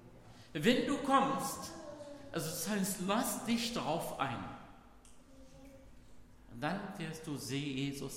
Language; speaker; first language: German; non-native, fluent; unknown